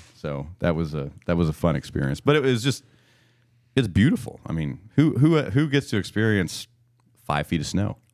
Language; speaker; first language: English; native; English